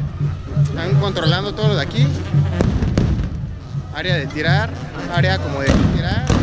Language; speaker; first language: Spanish; native; Spanish